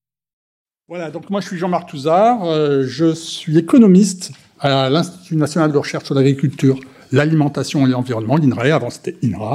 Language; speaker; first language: French; native; French